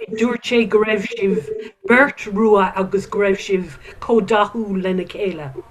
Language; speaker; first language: Irish; non-native, local second language; English